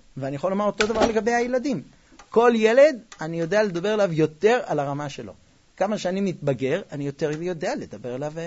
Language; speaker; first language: Hebrew; non-native, fluent; English